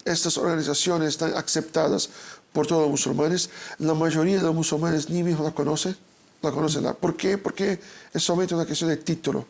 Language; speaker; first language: Spanish; non-native, fluent; Portuguese